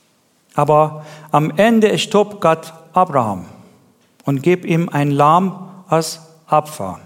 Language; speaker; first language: German; non-native, learner; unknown